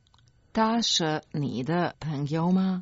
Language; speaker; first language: Chinese; non-native, learner; Croatian